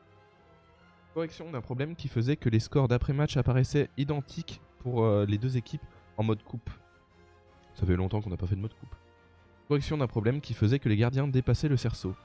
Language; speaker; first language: French; native; French